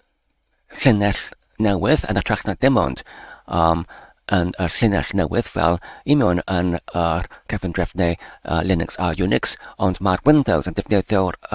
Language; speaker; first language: Welsh; non-native, learner; English